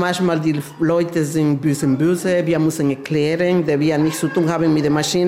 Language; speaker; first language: German; non-native, learner; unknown